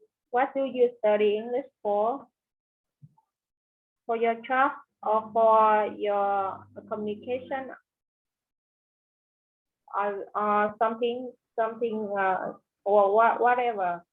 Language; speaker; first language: English; non-native, learner; Vietnamese